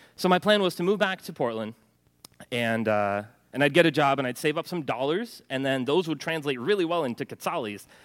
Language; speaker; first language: English; early bilingual, other home language; Norwegian